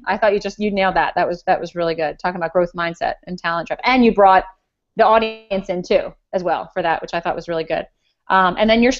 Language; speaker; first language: English; native; English